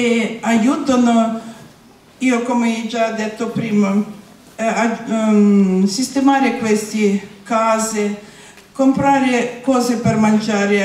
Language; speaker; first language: Italian; non-native, learner; Russian